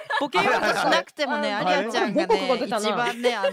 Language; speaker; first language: Japanese; native; Japanese